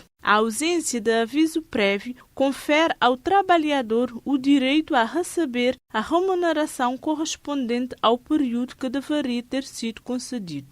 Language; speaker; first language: Portuguese; non-native, local second language; Kabuverdianu